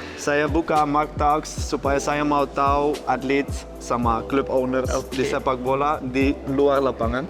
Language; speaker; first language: Indonesian; non-native, fluent; Dutch